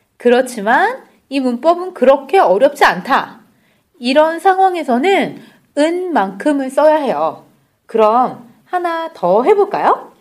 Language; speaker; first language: Korean; native; Korean